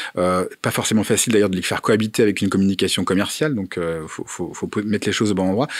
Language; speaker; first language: French; native; French